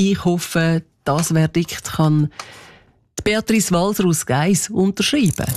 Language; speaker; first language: German; native; German